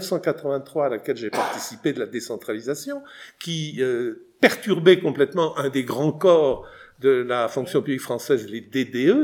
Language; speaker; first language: French; native; French